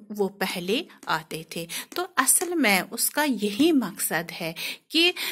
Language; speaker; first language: Urdu; non-native, local second language; Kashmiri